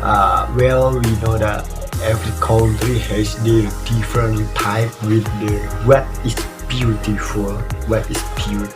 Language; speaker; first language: English; non-native, learner; Indonesian